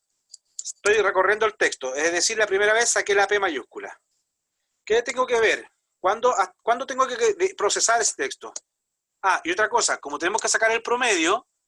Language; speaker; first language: Spanish; native; Spanish